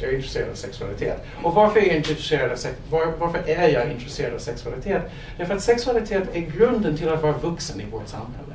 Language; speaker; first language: Swedish; non-native, fluent; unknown